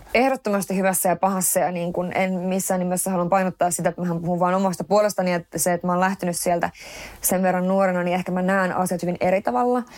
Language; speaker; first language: Finnish; early bilingual, heritage; Finnish